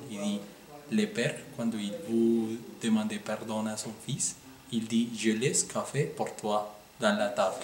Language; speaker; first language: French; non-native, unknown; Spanish